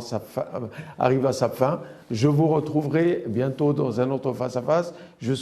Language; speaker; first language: French; non-native, local second language; Arabic